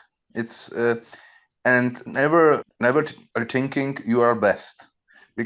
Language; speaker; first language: English; non-native, learner; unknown